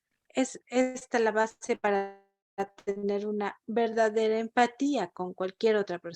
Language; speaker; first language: Spanish; native; Spanish